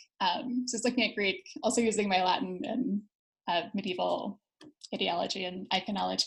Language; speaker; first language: English; native; English